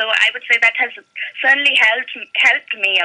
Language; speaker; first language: English; non-native, local second language; Malayalam